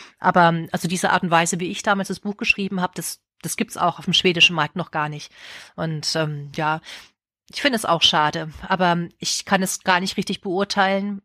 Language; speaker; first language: German; native; German